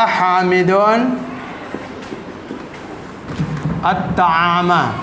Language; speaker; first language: Arabic; non-native, fluent; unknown